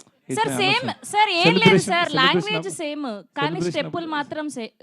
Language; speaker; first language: Telugu; native; Telugu